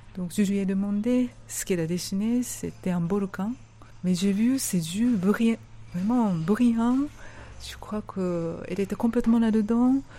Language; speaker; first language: French; non-native, fluent; Japanese